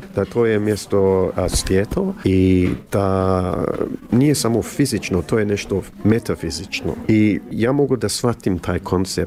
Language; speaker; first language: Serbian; early bilingual, heritage; Croatian